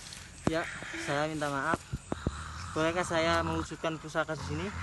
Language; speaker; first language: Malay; non-native, local second language; Javanese